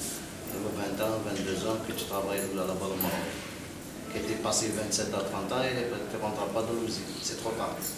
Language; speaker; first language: French; non-native, learner; Arabic